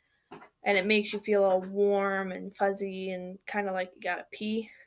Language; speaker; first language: English; native; English